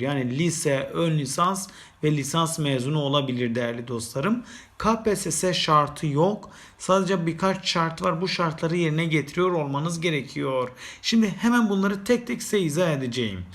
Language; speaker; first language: Turkish; native; Turkish